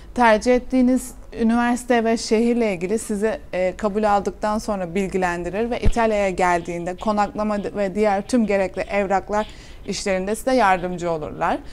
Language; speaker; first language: Turkish; native; Turkish